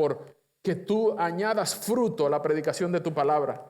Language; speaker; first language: Spanish; native; Spanish